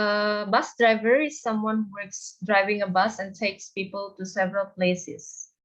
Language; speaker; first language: English; non-native, fluent; Indonesian